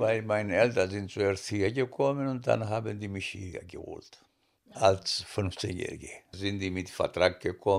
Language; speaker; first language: German; non-native, fluent; Greek